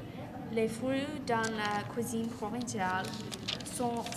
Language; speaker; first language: French; non-native, learner; English